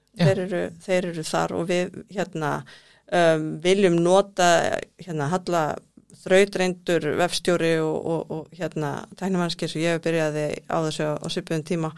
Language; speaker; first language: Icelandic; native; Icelandic